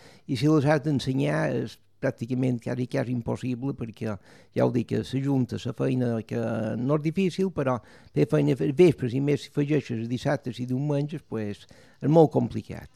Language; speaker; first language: Catalan; native; Catalan